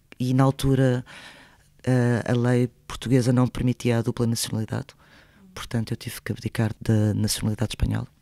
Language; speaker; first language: Portuguese; early bilingual, other home language; Spanish